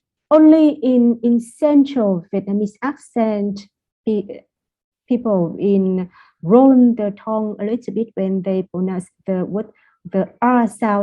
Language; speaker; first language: English; non-native, fluent; Vietnamese